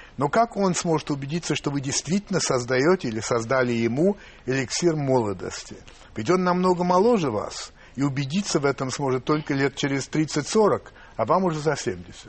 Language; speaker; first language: Russian; non-native, fluent; English